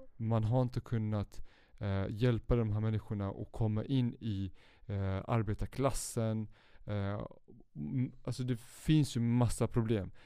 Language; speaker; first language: Swedish; early bilingual, other home language; Kurdish